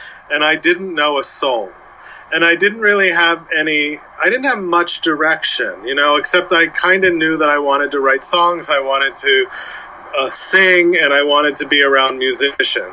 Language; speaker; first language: English; native; English